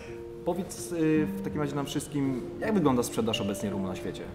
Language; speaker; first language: Polish; native; Polish